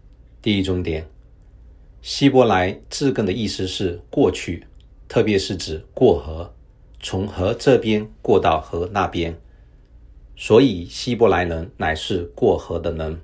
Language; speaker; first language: Chinese; native; Chinese